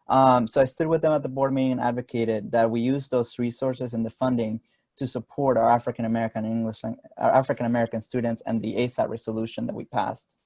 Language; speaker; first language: English; non-native, fluent; Spanish